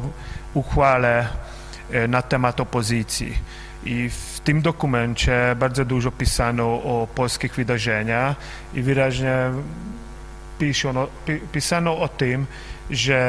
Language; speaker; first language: Polish; non-native, fluent; Hungarian